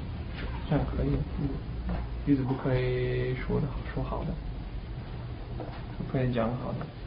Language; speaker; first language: Chinese; non-native, learner; English